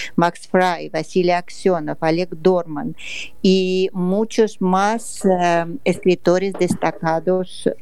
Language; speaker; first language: Spanish; non-native, fluent; Russian